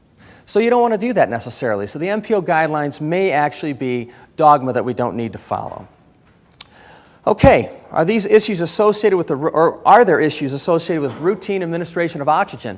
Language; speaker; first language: English; native; English